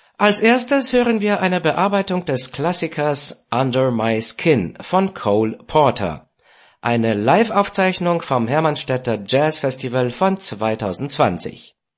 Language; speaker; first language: German; non-native, fluent; Romanian